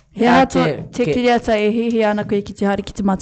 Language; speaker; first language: Māori; non-native, local second language; English